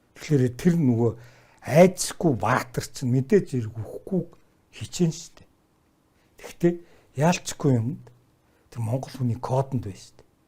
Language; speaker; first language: Mongolian; native; Mongolian